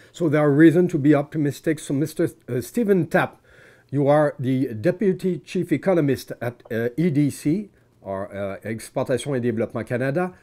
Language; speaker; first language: English; non-native, fluent; French